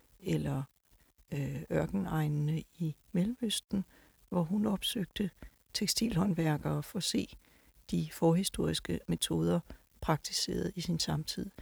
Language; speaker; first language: Danish; native; Danish